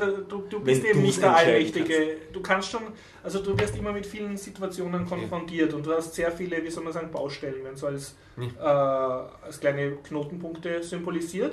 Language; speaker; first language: German; native; German